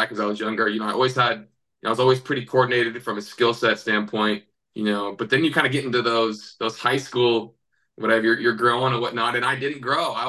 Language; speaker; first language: English; native; English